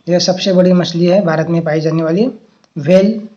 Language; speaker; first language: Hindi; non-native, local second language; Marathi